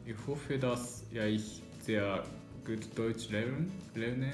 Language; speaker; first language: German; non-native, learner; Japanese